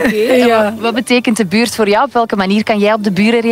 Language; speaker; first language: Dutch; native; Dutch